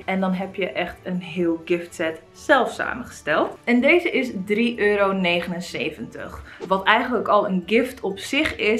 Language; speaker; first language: Dutch; native; Dutch